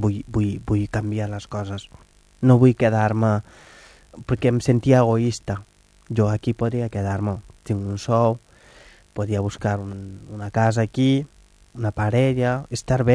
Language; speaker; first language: Catalan; non-native, fluent; Wolof